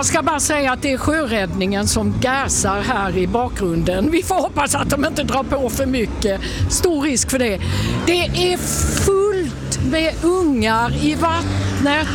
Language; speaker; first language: Swedish; native; Swedish